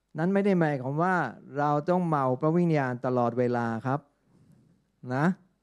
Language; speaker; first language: Thai; non-native, fluent; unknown